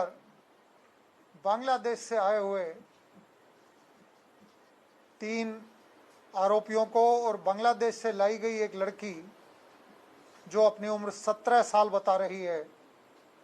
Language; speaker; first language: Hindi; non-native, local second language; Gujarati